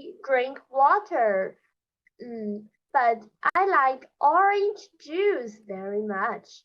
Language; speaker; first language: English; non-native, learner; Chinese